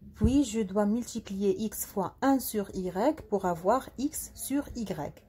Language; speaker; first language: French; non-native, local second language; Arabic